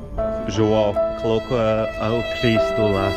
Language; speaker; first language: Portuguese; non-native, learner; English